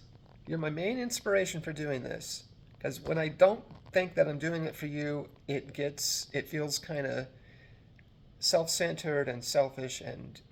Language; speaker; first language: English; native; English